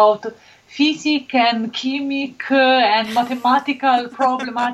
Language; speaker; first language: English; non-native, learner; Italian